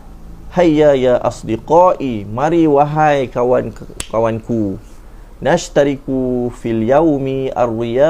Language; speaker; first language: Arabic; non-native, fluent; Malay